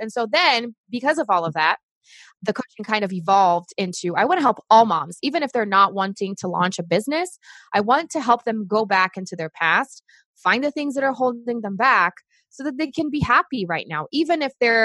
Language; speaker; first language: English; non-native, fluent; Portuguese